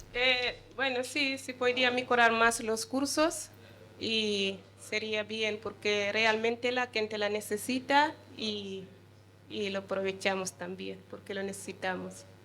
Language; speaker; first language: Spanish; non-native, learner; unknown